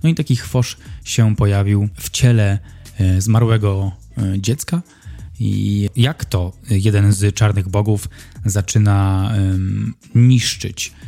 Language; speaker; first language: Polish; native; Polish